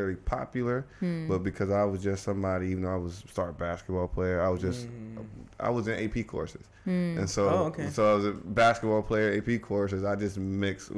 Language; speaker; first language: English; native; English